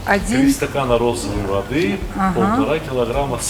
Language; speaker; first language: Russian; native; Russian